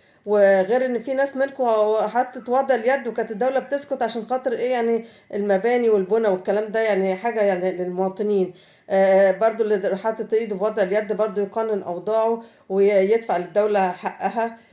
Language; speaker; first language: Arabic; native; Arabic